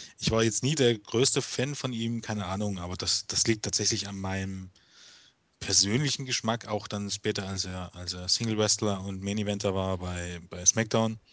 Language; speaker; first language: German; native; German